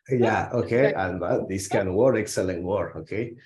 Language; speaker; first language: English; non-native, learner; Spanish